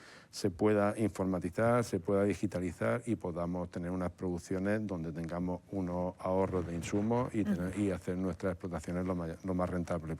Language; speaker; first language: Spanish; native; Spanish